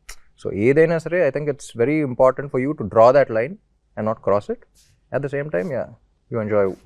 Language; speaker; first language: Telugu; native; Telugu